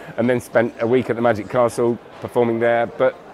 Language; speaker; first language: English; native; English